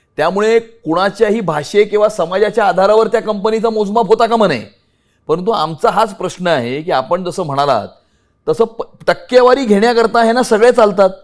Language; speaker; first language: Marathi; native; Marathi